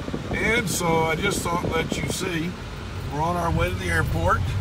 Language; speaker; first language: English; native; English